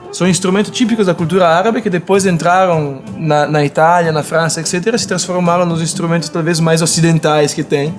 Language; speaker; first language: Portuguese; non-native, fluent; Italian